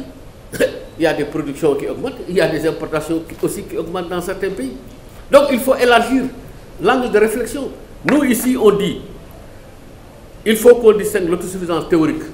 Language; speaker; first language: French; non-native, local second language; Wolof